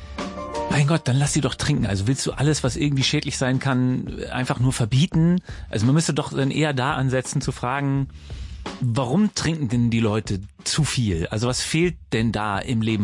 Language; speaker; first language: German; native; German